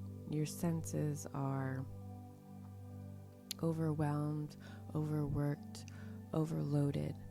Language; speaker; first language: English; native; English